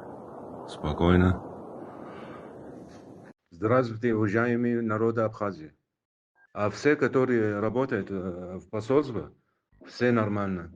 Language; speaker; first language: Russian; non-native, learner; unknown